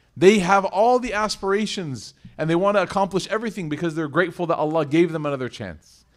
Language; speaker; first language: English; native; English